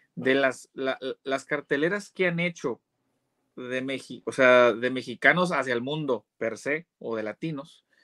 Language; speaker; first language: Spanish; native; Spanish